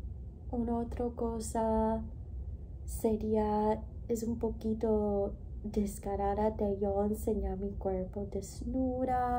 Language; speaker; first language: Spanish; non-native, learner; English